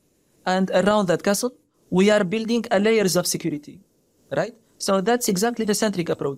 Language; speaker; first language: English; non-native, fluent; Arabic